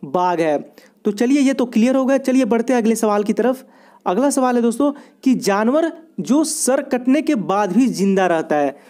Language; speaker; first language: Hindi; native; Hindi